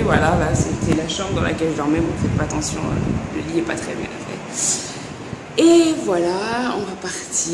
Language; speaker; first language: French; native; French